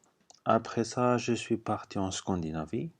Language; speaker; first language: French; non-native, fluent; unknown